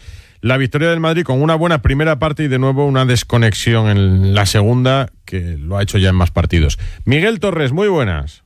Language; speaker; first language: Spanish; native; Spanish